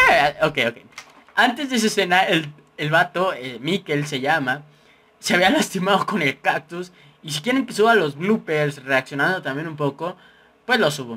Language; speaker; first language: Spanish; native; Spanish